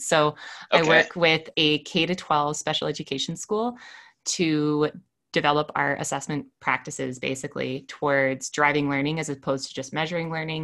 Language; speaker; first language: English; native; English